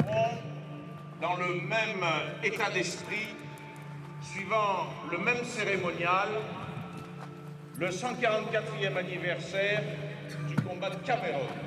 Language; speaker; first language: French; native; French